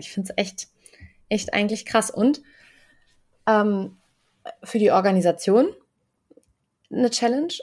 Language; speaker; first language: German; native; German